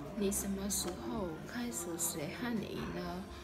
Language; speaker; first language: Chinese; non-native, learner; Khmer